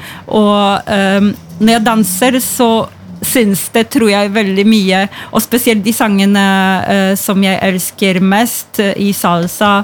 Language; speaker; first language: Norwegian; non-native, fluent; Polish